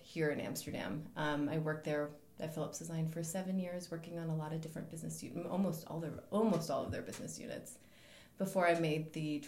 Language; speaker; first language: English; native; English